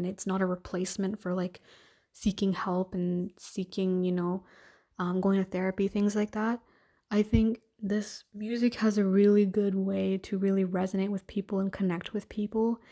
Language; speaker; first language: English; native; English